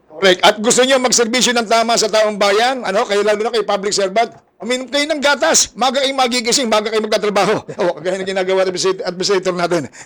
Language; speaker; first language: Filipino; native; Filipino